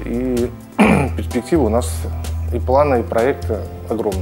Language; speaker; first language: Russian; native; Russian